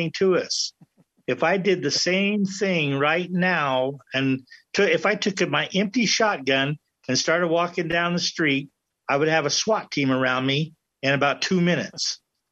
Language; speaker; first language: English; native; English